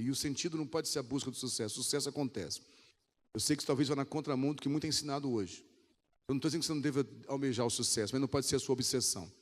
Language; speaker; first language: Portuguese; native; Portuguese